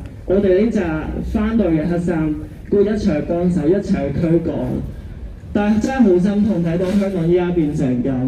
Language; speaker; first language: Cantonese; native; Cantonese